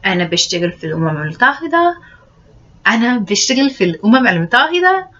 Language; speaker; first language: Arabic; non-native, learner; English